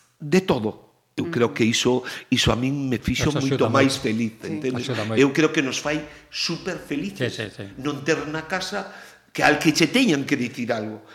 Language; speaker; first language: Galician; native; Galician